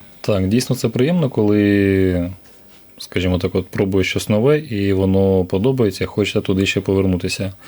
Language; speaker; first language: Ukrainian; native; Ukrainian